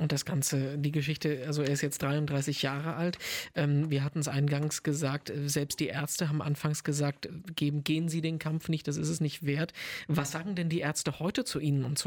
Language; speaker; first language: German; native; German